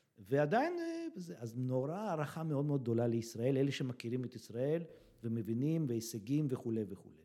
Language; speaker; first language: Hebrew; early bilingual, other home language; Russian